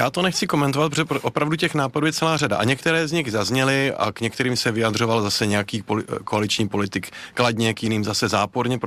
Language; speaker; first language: Czech; native; Czech